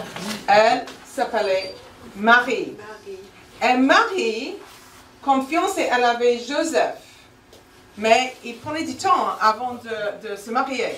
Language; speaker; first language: French; non-native, fluent; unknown